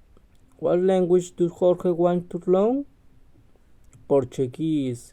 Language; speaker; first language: English; non-native, learner; Spanish